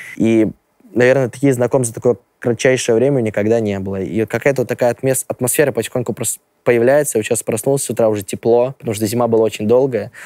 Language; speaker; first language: Russian; native; Russian